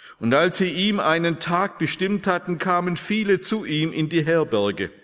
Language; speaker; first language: German; native; German